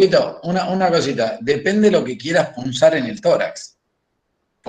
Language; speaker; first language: Spanish; native; Spanish